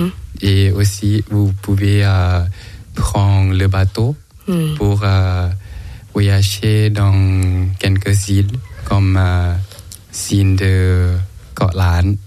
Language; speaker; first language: French; non-native, learner; Thai